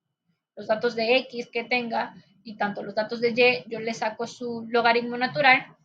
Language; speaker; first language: Spanish; native; Spanish